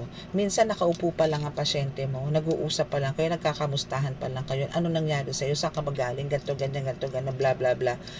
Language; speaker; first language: Filipino; native; Filipino